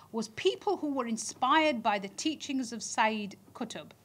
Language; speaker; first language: English; native; English